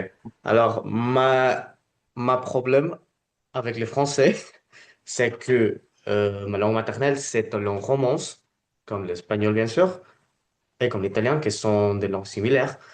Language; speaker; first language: French; non-native, fluent; Spanish